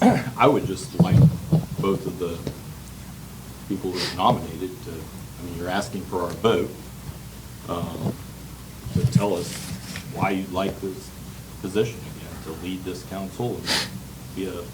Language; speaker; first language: English; native; English